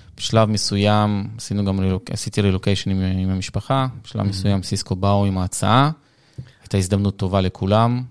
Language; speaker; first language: Hebrew; early bilingual, other home language; Russian